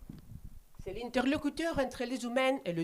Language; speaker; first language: French; non-native, fluent; Spanish